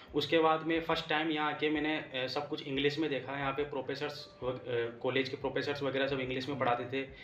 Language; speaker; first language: Hindi; native; Hindi